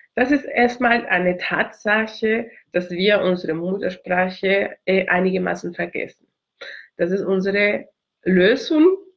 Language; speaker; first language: German; non-native, fluent; Spanish